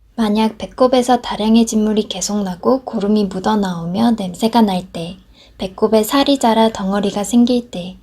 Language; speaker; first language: Korean; native; Korean